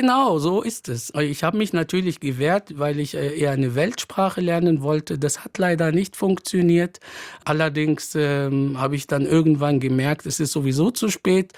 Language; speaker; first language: German; non-native, fluent; Arabic